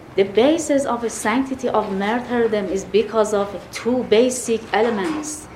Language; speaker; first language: English; non-native, fluent; Persian